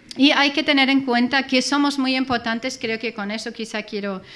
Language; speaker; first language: Spanish; non-native, fluent; German